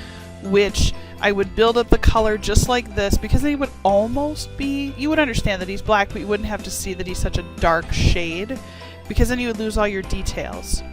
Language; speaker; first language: English; native; English